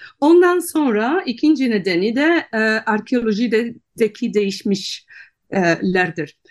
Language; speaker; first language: Turkish; non-native, fluent; Dutch